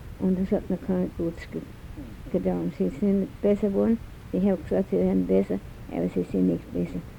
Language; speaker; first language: German; early bilingual, heritage; German